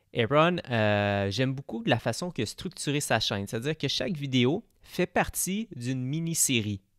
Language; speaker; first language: French; native; French